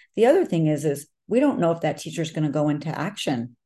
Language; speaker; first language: English; native; English